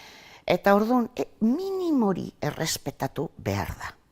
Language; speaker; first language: Basque; non-native, local second language; Spanish